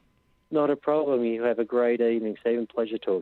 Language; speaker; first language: English; native; English